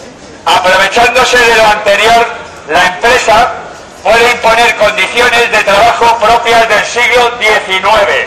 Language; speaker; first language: Spanish; native; Spanish